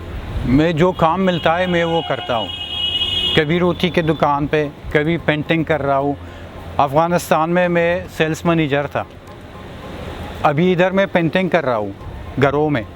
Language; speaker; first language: Hindi; non-native, fluent; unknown